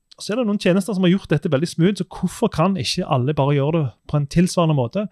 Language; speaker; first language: Norwegian; native; Norwegian